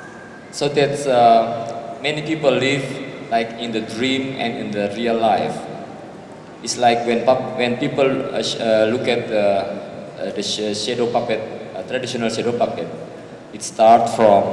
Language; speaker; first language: English; non-native, learner; Indonesian